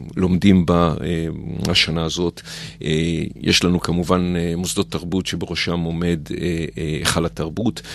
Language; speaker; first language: Hebrew; native; Hebrew